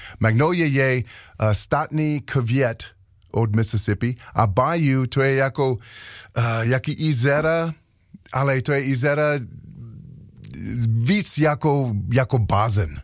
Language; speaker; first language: Czech; non-native, learner; English